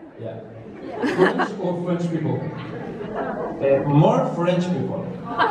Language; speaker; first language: English; non-native, learner; Spanish